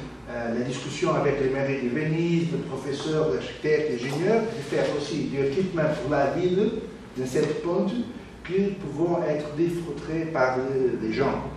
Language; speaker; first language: French; non-native, learner; Portuguese